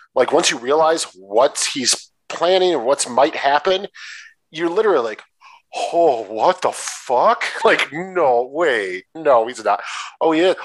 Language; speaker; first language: English; native; English